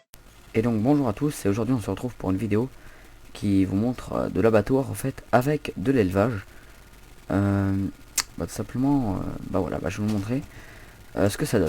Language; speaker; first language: French; native; French